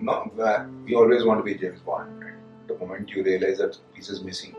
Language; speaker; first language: English; non-native, local second language; Tamil